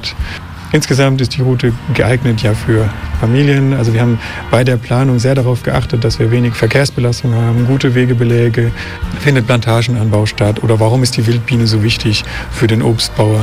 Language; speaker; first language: German; native; German